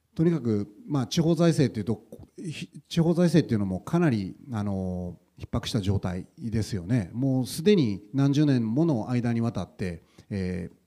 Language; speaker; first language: Japanese; native; Japanese